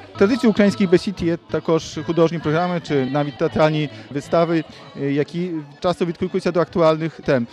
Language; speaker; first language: Ukrainian; early bilingual, heritage; Ukrainian